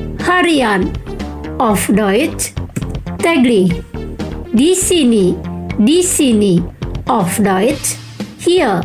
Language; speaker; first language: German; non-native, fluent; Indonesian